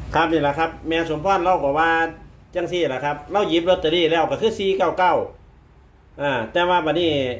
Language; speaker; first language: Thai; native; Thai